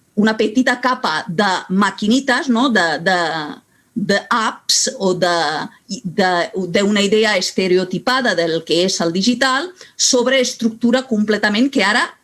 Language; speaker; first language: Catalan; non-native, fluent; Italian